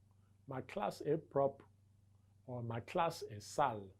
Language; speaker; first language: French; non-native, fluent; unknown